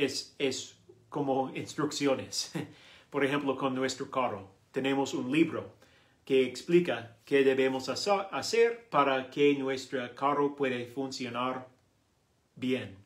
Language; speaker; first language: Spanish; non-native, learner; English